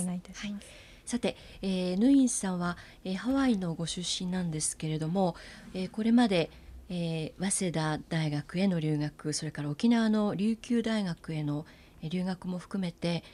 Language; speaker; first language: Japanese; native; Japanese